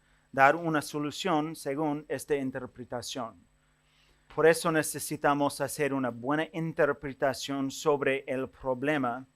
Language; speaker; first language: Spanish; non-native, fluent; English